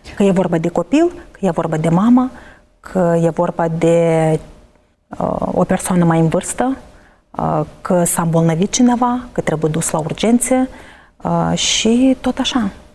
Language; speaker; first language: Romanian; early bilingual, heritage; Romanian